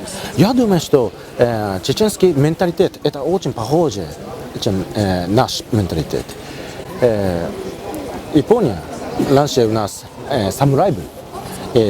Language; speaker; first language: Russian; non-native, learner; Japanese